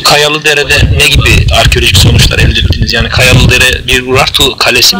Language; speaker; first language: Turkish; native; Turkish